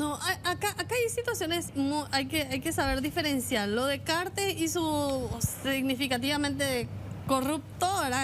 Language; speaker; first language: Spanish; native; Spanish